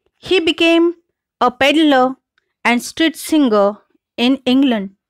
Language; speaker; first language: English; non-native, local second language; Marathi